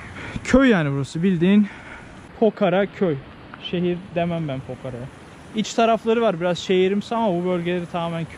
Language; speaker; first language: Turkish; native; Turkish